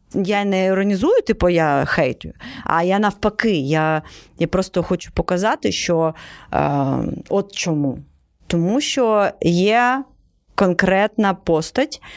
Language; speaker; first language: Ukrainian; non-native, local second language; Crimean Tatar